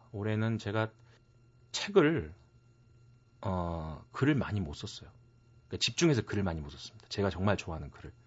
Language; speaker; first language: Korean; native; Korean